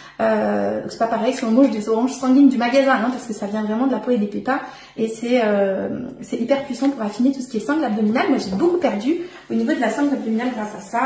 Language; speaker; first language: French; native; French